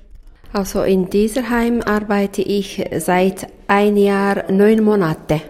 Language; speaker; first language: German; non-native, fluent; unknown